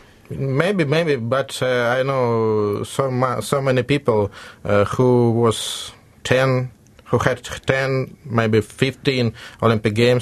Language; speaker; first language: English; non-native, learner; Russian